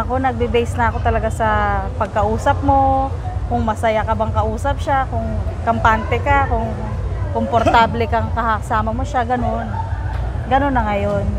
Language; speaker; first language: Filipino; non-native, local second language; Waray